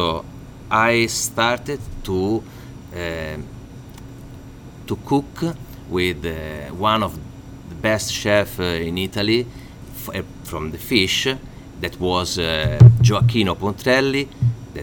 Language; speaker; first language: English; non-native, learner; Italian